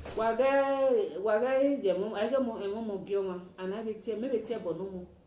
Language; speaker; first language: Nigerian Pidgin; native; Nigerian Pidgin